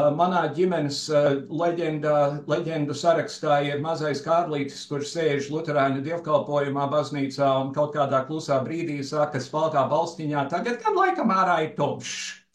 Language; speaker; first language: Latvian; early bilingual, heritage; Latvian